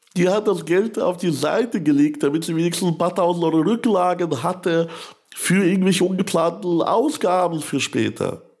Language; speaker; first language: German; early bilingual, other home language; Russian